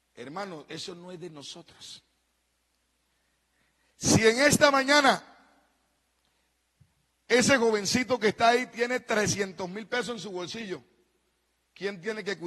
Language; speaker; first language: Spanish; native; Spanish